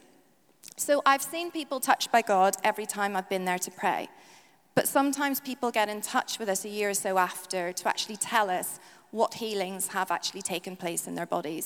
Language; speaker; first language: English; native; English